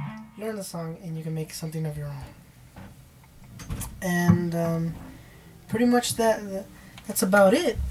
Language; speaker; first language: English; early bilingual, other home language; Spanish